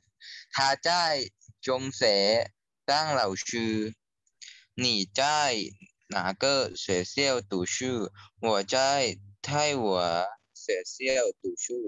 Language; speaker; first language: Chinese; non-native, learner; Thai